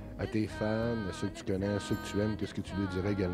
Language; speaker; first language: French; native; French